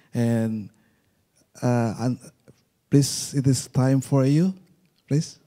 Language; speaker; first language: English; non-native, local second language; Indonesian